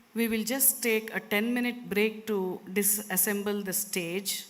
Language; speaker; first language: English; non-native, local second language; Kannada